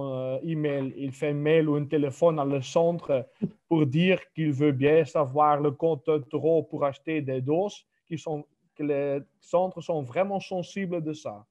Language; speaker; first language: French; non-native, local second language; Dutch